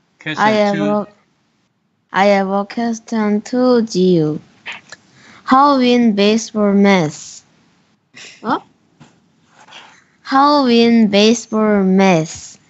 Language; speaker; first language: English; non-native, learner; Korean